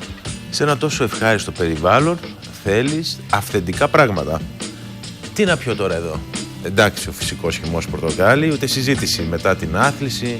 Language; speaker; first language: Greek; native; Greek